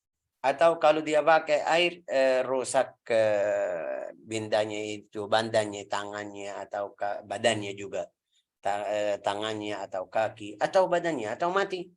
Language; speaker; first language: Indonesian; non-native, fluent; Arabic